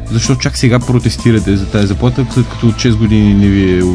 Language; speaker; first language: Bulgarian; native; Bulgarian